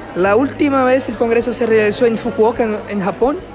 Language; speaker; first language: Spanish; non-native, fluent; Portuguese